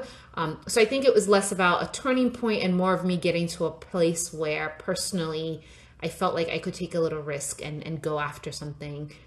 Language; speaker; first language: English; non-native, local second language; Yoruba